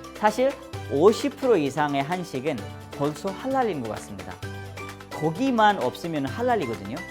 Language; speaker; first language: Korean; non-native, fluent; Urdu